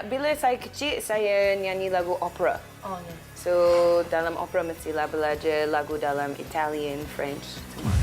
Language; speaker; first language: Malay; non-native, learner; English